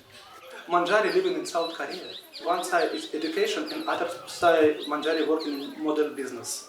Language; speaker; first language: English; non-native, learner; Russian